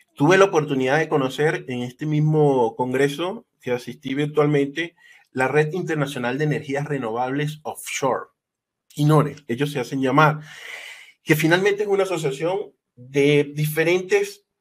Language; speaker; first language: Spanish; native; Spanish